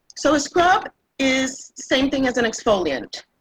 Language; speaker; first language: English; non-native, fluent; Spanish